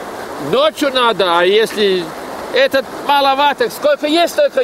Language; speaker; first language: Russian; non-native, local second language; Latvian